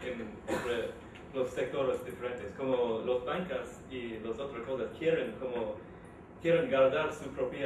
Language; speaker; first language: Spanish; non-native, learner; English